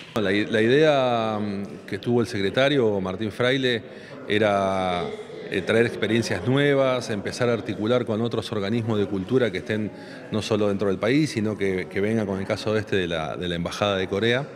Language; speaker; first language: Spanish; native; Spanish